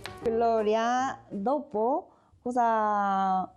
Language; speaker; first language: Italian; non-native, learner; Korean